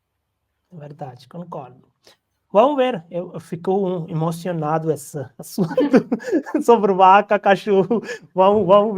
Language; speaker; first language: Portuguese; non-native, learner; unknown